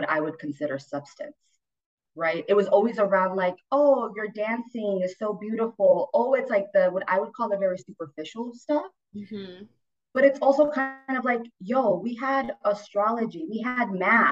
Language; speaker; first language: English; native; English